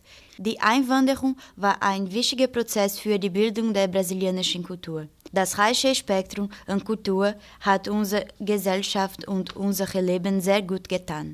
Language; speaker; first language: German; non-native, fluent; Portuguese